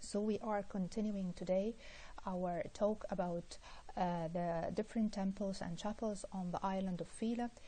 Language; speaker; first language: English; non-native, fluent; Arabic